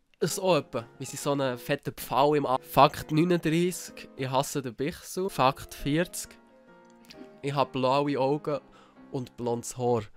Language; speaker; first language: German; native; German